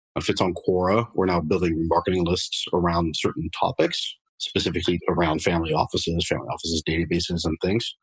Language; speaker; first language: English; non-native, fluent; French